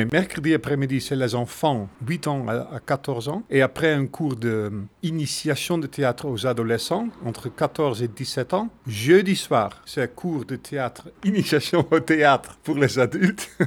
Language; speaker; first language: French; non-native, fluent; Dutch